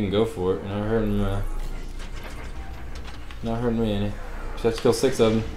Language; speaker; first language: English; native; English